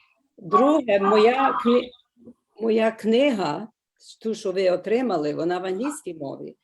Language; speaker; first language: Ukrainian; early bilingual, heritage; Ukrainian